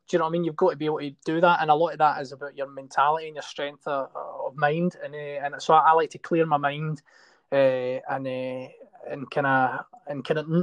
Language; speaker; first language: English; native; English